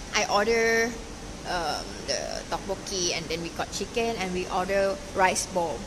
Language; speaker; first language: English; non-native, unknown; Thai